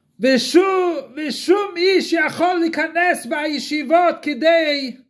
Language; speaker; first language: Hebrew; non-native, fluent; English